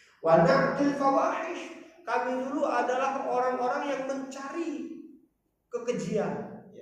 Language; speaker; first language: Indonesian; non-native, local second language; Batak Toba